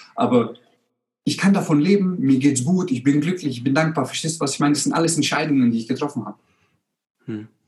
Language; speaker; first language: German; early bilingual, other home language; Croatian